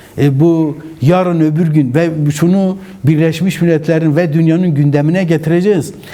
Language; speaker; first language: Turkish; non-native, local second language; Kurdish